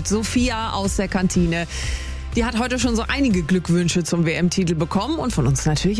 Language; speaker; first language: German; native; German